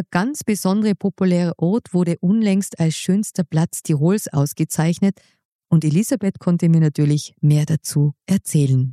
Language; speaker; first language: German; native; German